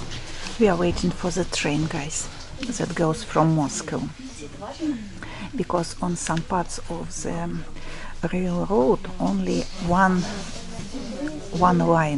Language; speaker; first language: English; non-native, fluent; Russian